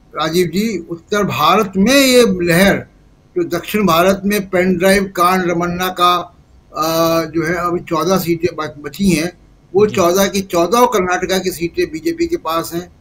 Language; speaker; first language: Hindi; native; Hindi